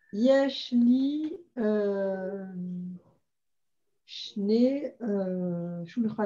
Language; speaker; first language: Hebrew; non-native, learner; French